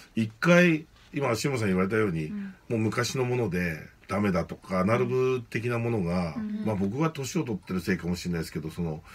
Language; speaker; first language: Japanese; native; Japanese